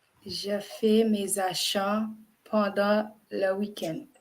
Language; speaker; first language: French; non-native, learner; English